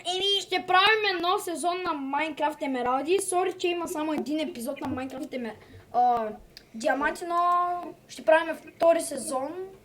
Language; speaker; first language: Bulgarian; native; Bulgarian